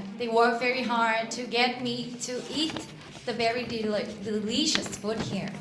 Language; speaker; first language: English; non-native, learner; Vietnamese